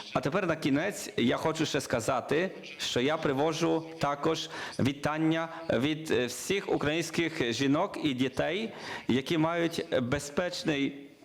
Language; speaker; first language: Ukrainian; non-native, learner; Polish